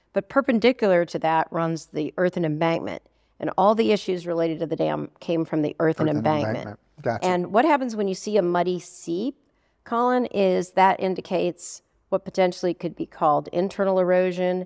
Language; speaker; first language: English; native; English